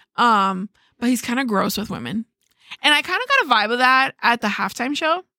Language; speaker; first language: English; early bilingual, other home language; Spanish